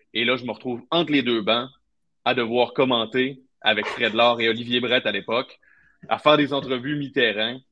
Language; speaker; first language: French; native; French